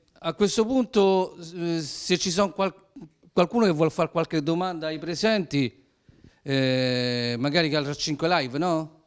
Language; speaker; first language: Italian; native; Italian